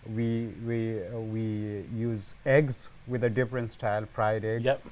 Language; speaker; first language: English; non-native, fluent; Pashto